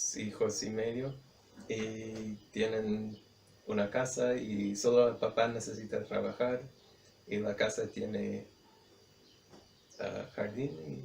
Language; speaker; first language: Spanish; non-native, fluent; English